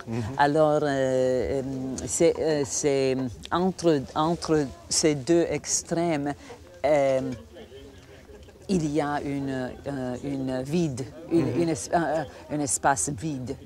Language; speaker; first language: French; non-native, fluent; Croatian